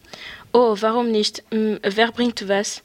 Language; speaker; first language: German; non-native, learner; French